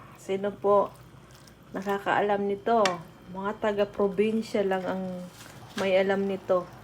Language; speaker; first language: Filipino; non-native, local second language; Bikol